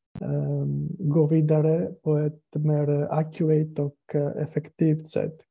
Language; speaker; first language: Swedish; non-native, fluent; Greek